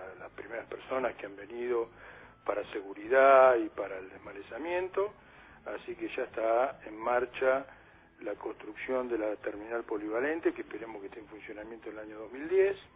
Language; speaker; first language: Spanish; native; Spanish